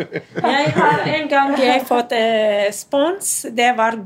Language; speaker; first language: Norwegian; non-native, learner; Arabic